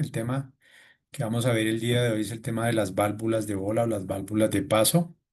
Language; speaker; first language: Spanish; native; Spanish